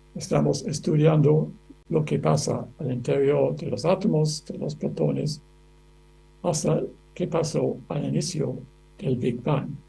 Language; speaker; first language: Spanish; non-native, fluent; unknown